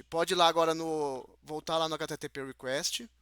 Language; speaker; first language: Portuguese; native; Portuguese